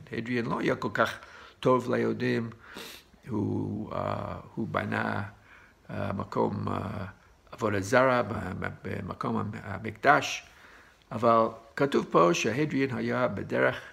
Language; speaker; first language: Hebrew; non-native, fluent; English